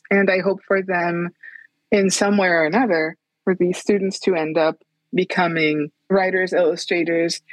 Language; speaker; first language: English; non-native, fluent; Spanish